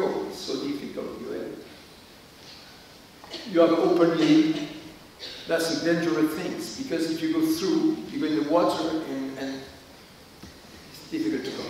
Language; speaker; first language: English; non-native, learner; French